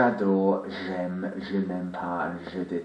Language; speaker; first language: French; non-native, fluent; English